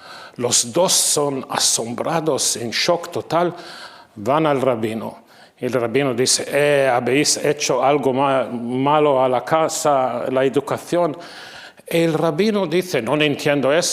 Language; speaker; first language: Spanish; non-native, fluent; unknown